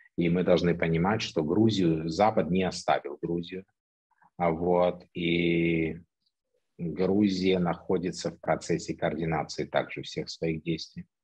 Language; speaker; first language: Russian; native; Russian